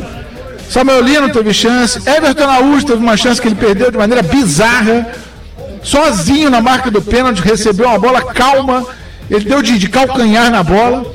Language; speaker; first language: Portuguese; native; Portuguese